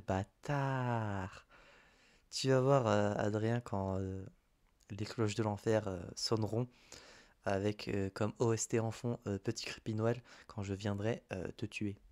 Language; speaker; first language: French; native; French